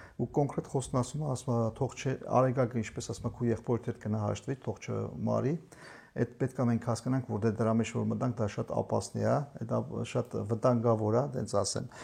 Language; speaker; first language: Armenian; native; Armenian